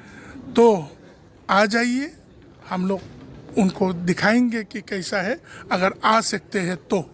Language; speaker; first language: Hindi; non-native, local second language; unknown